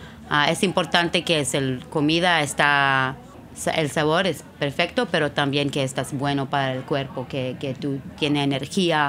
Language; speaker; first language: Spanish; non-native, learner; Hebrew